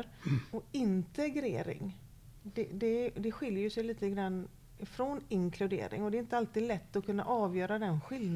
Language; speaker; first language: Swedish; native; Swedish